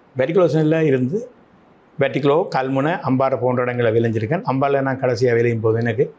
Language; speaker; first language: Tamil; native; Tamil